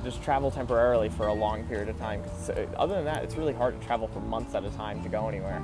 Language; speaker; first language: English; native; English